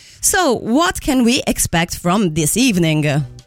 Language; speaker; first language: English; non-native, fluent; Italian